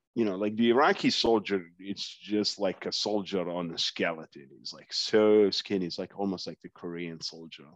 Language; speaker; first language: English; non-native, fluent; Arabic